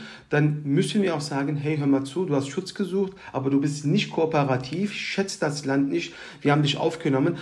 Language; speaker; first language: German; early bilingual, other home language; Turkish